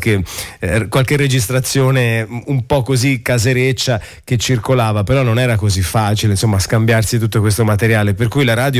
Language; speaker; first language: Italian; native; Italian